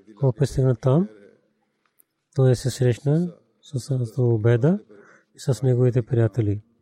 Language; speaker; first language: Bulgarian; non-native, learner; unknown